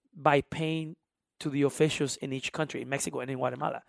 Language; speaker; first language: English; early bilingual, other home language; Spanish